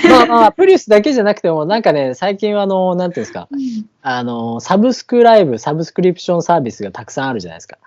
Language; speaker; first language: Japanese; native; Japanese